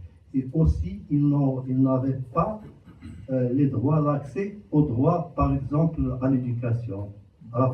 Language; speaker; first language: French; non-native, local second language; Arabic